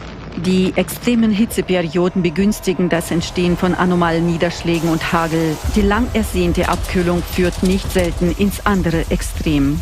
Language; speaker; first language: German; native; German